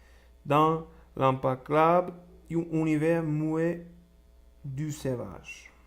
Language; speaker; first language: French; non-native, learner; Spanish